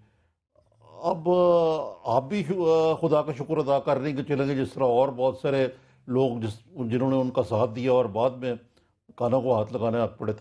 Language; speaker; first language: Urdu; native; Urdu